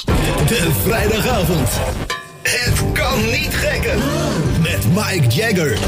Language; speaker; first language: Dutch; native; Dutch